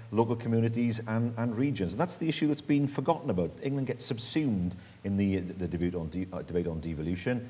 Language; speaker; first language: English; native; English